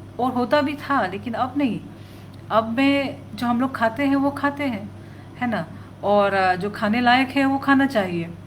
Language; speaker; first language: Hindi; non-native, local second language; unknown